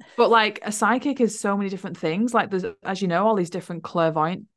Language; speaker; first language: English; native; English